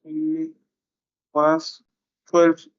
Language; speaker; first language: English; non-native, learner; Spanish